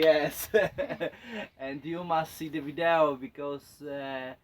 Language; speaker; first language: English; non-native, learner; Polish